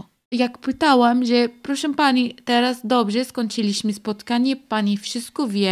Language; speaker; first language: Polish; non-native, learner; Arabic